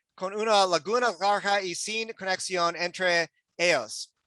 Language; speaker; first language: Spanish; non-native, learner; English